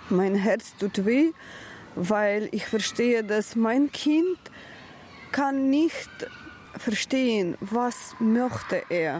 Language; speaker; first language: German; non-native, learner; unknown